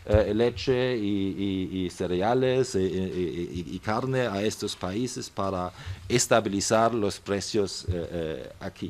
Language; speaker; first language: Spanish; non-native, fluent; German